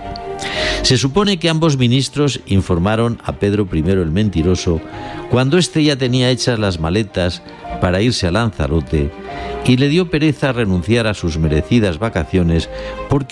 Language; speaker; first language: Spanish; native; Spanish